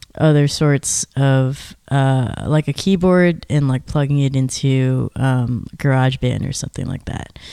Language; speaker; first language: English; native; English